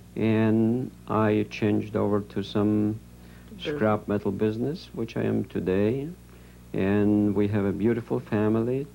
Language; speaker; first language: English; non-native, fluent; Yiddish